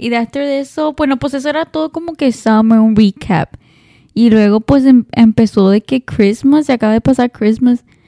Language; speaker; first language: Spanish; early bilingual, heritage; Spanish